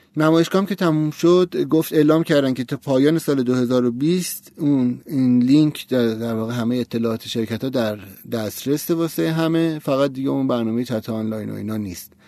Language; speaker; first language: Persian; native; Persian